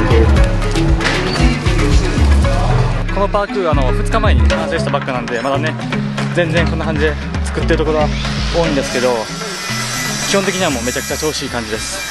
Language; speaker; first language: Japanese; native; Japanese